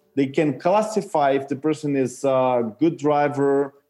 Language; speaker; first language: English; non-native, fluent; Portuguese